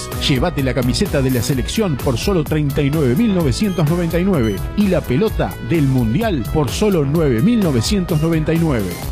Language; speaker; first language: Spanish; native; Spanish